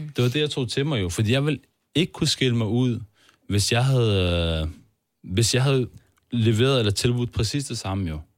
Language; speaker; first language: Danish; early bilingual, other home language; Turkish